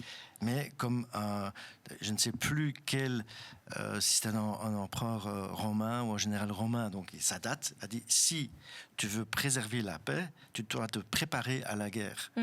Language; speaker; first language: French; non-native, local second language; German